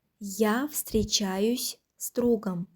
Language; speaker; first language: Russian; non-native, local second language; Uzbek